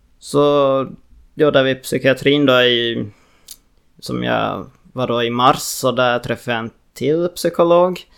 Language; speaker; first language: Swedish; native; Swedish